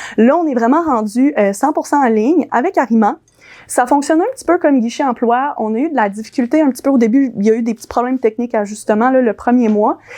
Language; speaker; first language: French; early bilingual, other home language; English